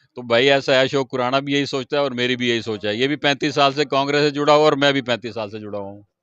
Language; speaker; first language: Hindi; native; Hindi